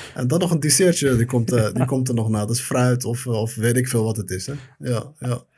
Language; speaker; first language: Dutch; early bilingual, other home language; Arabic